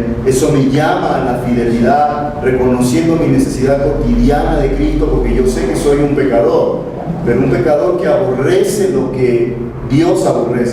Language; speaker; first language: Spanish; native; Spanish